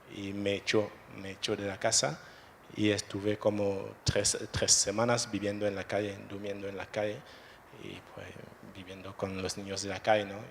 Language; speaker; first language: Spanish; non-native, fluent; French